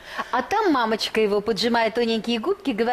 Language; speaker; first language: Russian; native; Russian